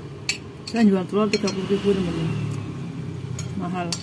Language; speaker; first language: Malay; non-native, local second language; Javanese